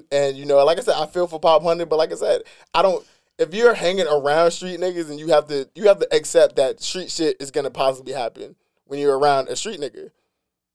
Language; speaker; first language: English; native; English